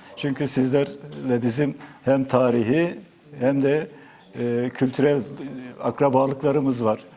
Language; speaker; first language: Turkish; native; Turkish